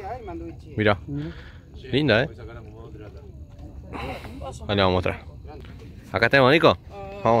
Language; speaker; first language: Spanish; native; Spanish